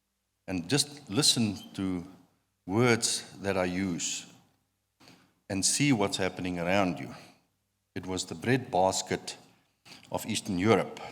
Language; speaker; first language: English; non-native, local second language; Afrikaans